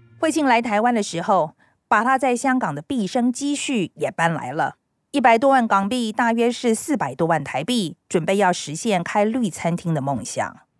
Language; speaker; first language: Chinese; native; Chinese